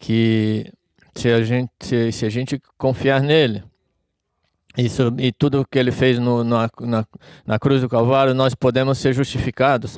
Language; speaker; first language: Portuguese; non-native, fluent; English